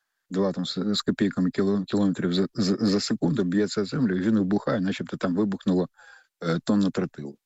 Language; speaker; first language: Ukrainian; native; Ukrainian